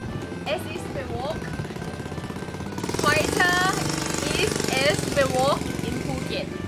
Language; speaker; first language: German; non-native, learner; Thai